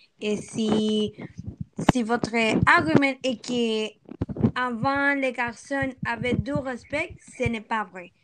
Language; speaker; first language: French; non-native, learner; Spanish